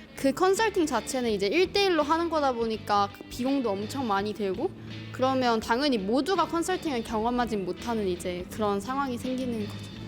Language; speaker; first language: Korean; native; Korean